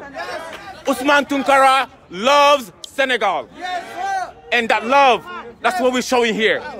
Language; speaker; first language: English; non-native, fluent; Wolof